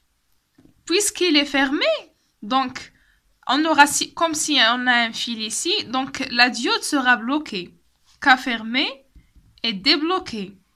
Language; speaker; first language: French; non-native, local second language; Arabic